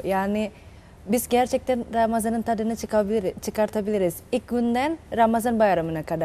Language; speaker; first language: Turkish; non-native, fluent; Indonesian